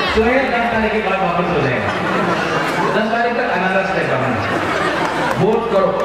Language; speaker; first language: Hindi; non-native, local second language; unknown